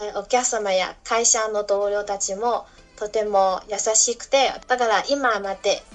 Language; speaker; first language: Japanese; non-native, learner; Chinese